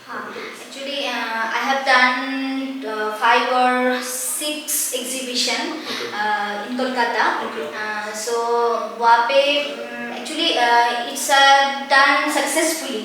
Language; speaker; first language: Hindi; non-native, local second language; Bangla